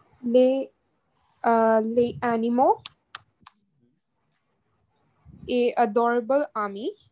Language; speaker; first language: French; non-native, learner; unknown